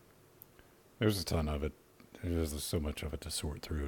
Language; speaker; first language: English; native; English